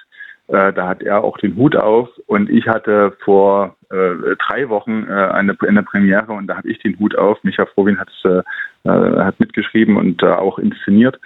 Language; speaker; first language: German; native; German